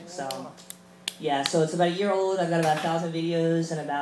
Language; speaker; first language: English; native; English